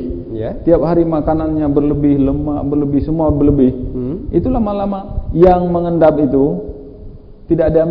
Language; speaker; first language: Malay; native; Malay